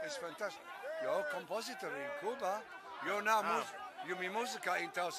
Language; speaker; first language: Spanish; non-native, learner; English